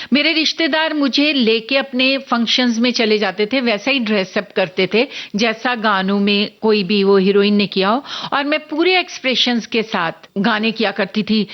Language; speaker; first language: Hindi; non-native, local second language; Punjabi